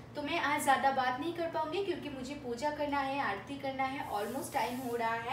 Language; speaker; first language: Hindi; non-native, local second language; Bangla